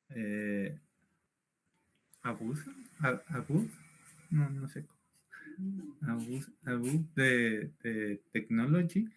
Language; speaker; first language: English; non-native, learner; Spanish